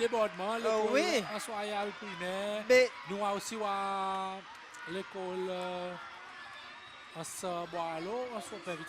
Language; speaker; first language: French; non-native, learner; Seselwa Creole French